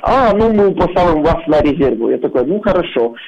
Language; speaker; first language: Russian; non-native, local second language; Latvian